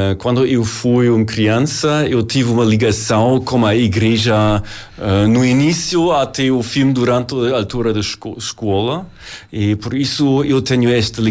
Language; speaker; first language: Portuguese; non-native, learner; German